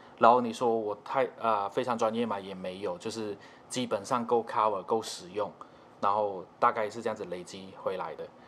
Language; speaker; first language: Chinese; native; Chinese